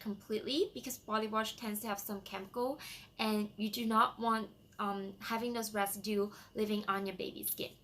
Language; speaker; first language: English; non-native, fluent; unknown